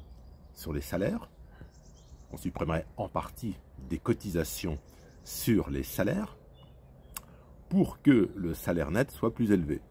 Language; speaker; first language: French; native; French